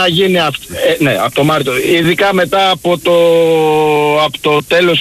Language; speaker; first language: Greek; native; Greek